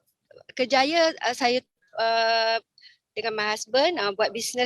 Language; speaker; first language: Malay; native; Malay